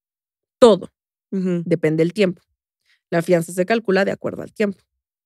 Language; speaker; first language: Spanish; native; Spanish